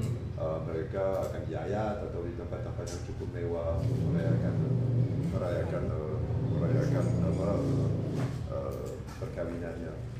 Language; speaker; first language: Indonesian; non-native, fluent; French